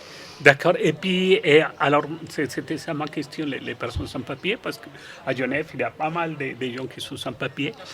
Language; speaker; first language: French; non-native, fluent; Spanish